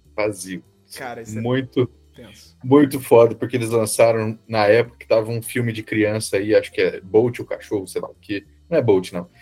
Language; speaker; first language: Portuguese; native; Portuguese